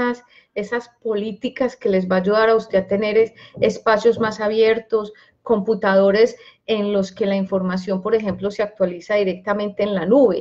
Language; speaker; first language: Spanish; native; Spanish